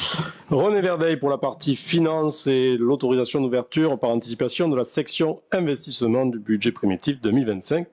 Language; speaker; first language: French; native; French